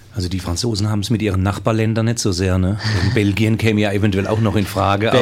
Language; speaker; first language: German; native; German